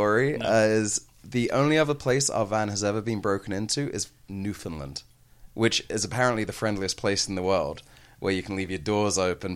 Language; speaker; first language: English; native; English